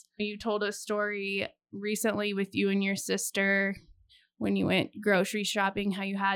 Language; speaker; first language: English; native; English